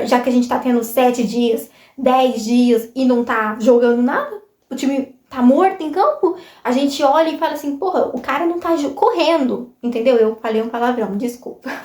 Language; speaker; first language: Portuguese; native; Portuguese